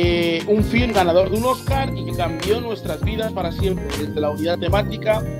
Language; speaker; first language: Spanish; native; Spanish